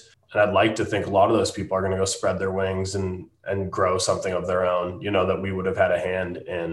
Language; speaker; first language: English; native; English